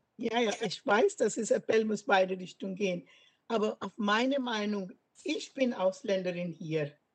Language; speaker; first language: German; non-native, fluent; Punjabi